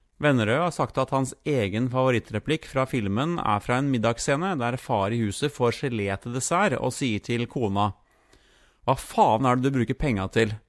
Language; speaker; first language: Norwegian; native; Norwegian